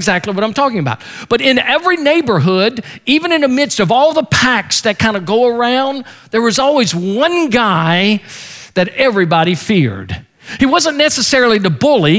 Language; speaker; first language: English; native; English